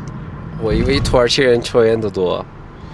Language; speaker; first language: Chinese; non-native, learner; Turkish